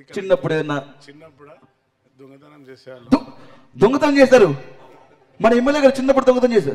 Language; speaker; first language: Telugu; native; Telugu